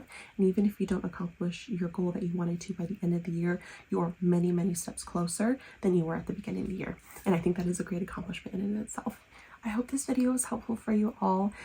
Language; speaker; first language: English; native; English